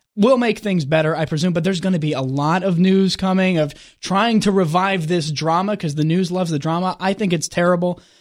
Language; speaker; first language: English; native; English